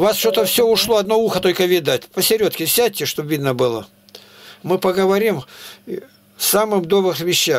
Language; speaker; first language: Russian; native; Russian